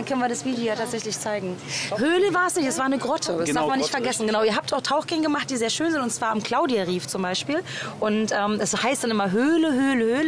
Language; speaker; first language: German; native; German